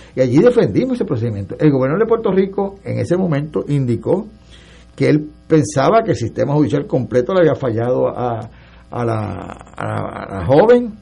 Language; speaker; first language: Spanish; native; Spanish